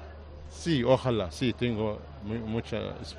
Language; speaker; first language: Spanish; non-native, fluent; Arabic